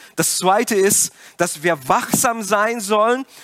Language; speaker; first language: German; non-native, fluent; Portuguese